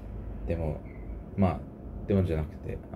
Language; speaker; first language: Japanese; non-native, learner; English